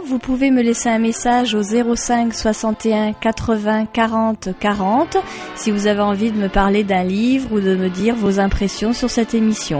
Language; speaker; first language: French; native; French